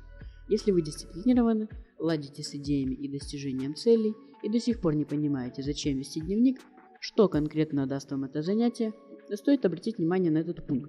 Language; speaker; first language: Russian; native; Russian